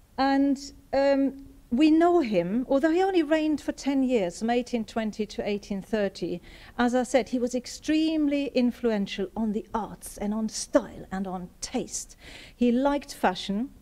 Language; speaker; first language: English; non-native, fluent; German